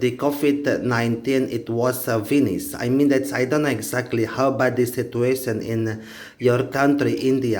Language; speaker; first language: English; non-native, learner; Indonesian